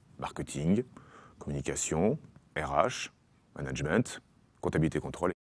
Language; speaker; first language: French; native; French